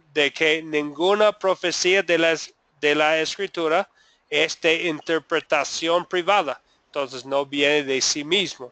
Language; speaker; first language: Spanish; non-native, fluent; English